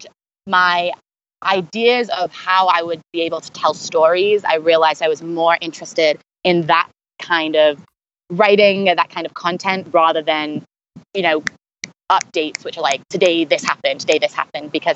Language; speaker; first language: English; native; English